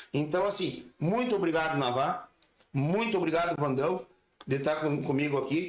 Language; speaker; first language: Portuguese; native; Portuguese